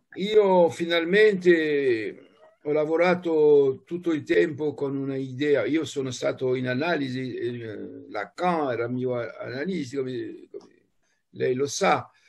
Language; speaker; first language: Italian; non-native, fluent; French